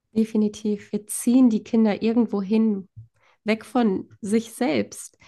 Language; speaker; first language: German; early bilingual, other home language; Polish